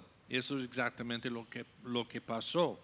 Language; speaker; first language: Spanish; non-native, learner; English